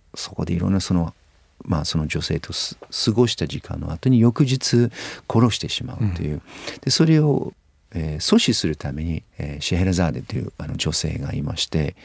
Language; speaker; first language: Japanese; non-native, fluent; English